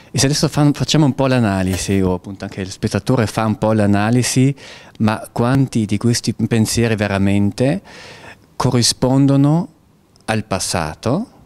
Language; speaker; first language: Italian; non-native, fluent; German